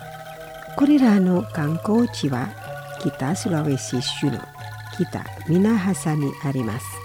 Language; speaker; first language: Japanese; non-native, fluent; Indonesian